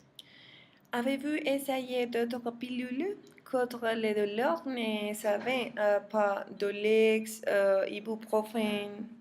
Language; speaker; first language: French; non-native, learner; Spanish